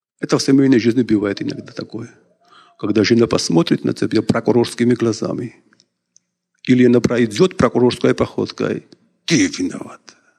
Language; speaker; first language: Russian; non-native, local second language; Georgian